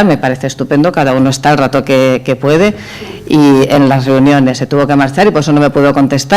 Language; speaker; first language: Spanish; native; Spanish